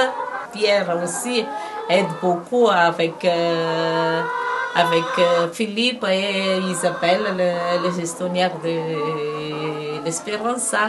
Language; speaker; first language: French; non-native, local second language; Malagasy